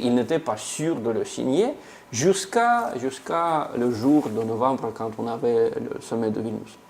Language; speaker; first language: French; non-native, fluent; Russian